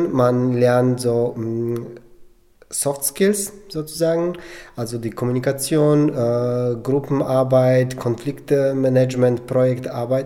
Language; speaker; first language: German; non-native, local second language; Polish